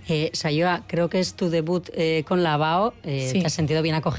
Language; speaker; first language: Spanish; native; Spanish